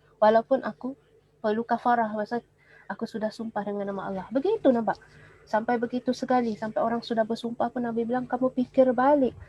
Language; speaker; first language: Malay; native; Malay